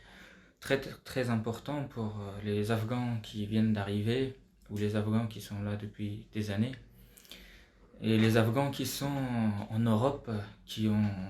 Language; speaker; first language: French; non-native, fluent; Persian